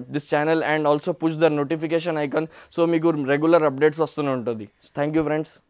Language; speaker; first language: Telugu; non-native, local second language; Hindi